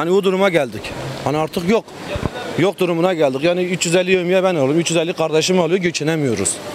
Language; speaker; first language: Turkish; non-native, local second language; Kurdish